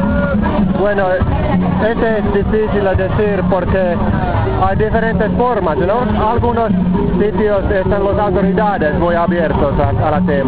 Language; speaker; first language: Spanish; non-native, fluent; Finnish